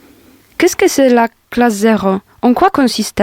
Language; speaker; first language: French; non-native, learner; Polish